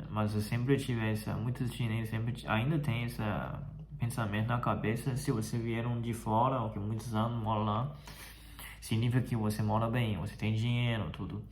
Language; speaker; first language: Portuguese; non-native, fluent; Chinese